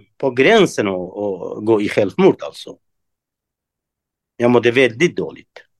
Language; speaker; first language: Swedish; early bilingual, other home language; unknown